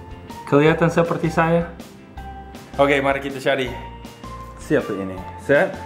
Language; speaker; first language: Indonesian; non-native, fluent; English